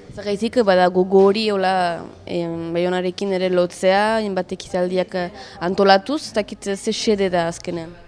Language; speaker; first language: Basque; native; Basque